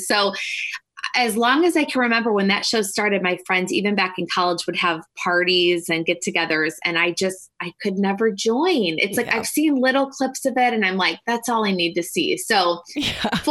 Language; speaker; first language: English; native; English